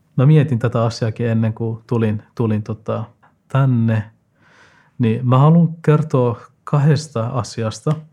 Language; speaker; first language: Finnish; non-native, fluent; Persian